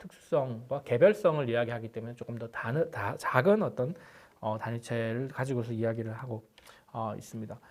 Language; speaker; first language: Korean; native; Korean